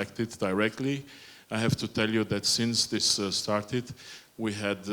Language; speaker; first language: English; non-native, fluent; Romanian